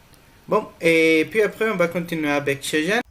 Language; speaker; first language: French; non-native, fluent; Spanish